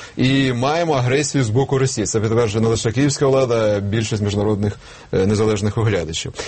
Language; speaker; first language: Ukrainian; native; Ukrainian